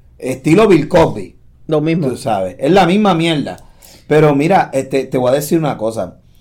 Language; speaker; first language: Spanish; native; Spanish